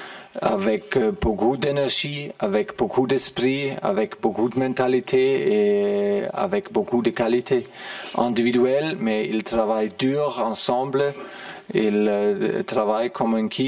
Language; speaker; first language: French; non-native, fluent; German